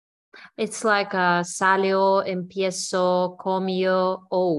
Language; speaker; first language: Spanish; non-native, learner; English